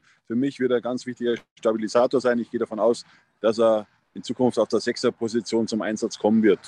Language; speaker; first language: German; native; German